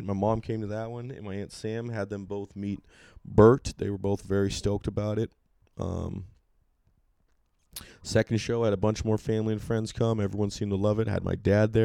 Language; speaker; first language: English; native; English